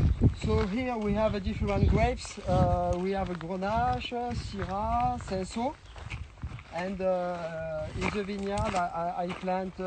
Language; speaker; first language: English; non-native, learner; French